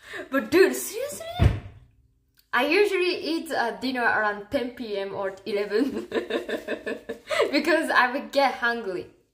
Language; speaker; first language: English; non-native, fluent; Japanese